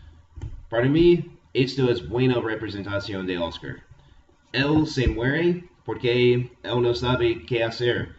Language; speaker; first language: Spanish; non-native, fluent; English